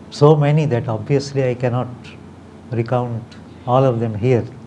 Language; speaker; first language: English; non-native, local second language; Marathi